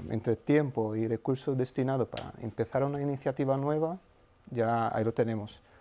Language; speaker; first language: Spanish; non-native, fluent; Portuguese